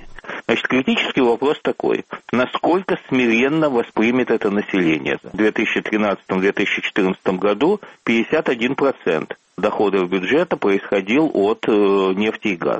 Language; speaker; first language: Russian; native; Russian